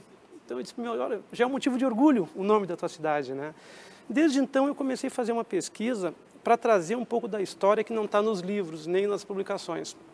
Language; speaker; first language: Portuguese; native; Portuguese